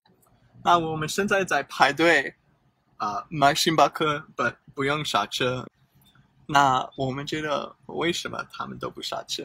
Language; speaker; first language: Chinese; non-native, fluent; English